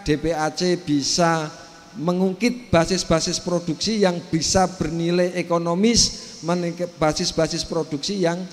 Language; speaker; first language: Indonesian; native; Indonesian